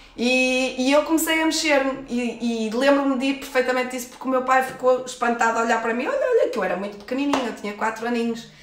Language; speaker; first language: Portuguese; native; Portuguese